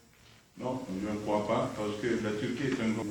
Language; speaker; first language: French; non-native, fluent; Turkish